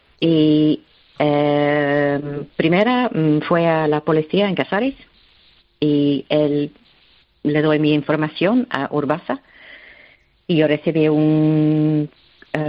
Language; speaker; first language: Spanish; non-native, learner; English